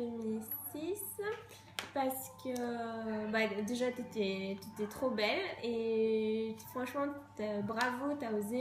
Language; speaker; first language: French; native; French